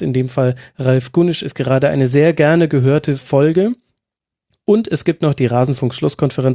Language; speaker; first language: German; native; German